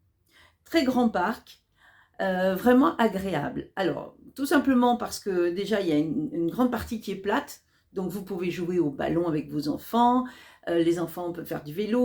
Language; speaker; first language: French; native; French